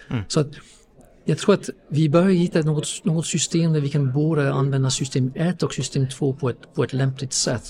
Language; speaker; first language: Swedish; non-native, fluent; English